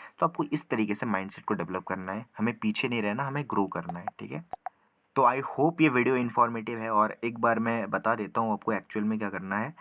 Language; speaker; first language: Hindi; native; Hindi